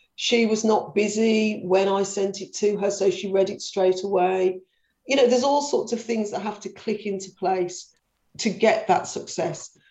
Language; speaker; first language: English; native; English